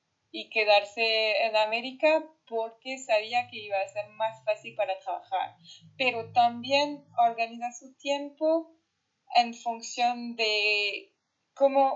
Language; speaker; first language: Spanish; non-native, fluent; French